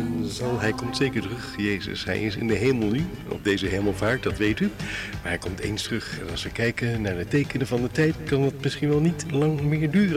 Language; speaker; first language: Dutch; native; Dutch